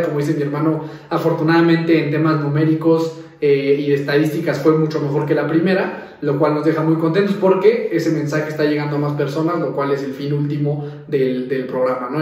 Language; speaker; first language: Spanish; native; Spanish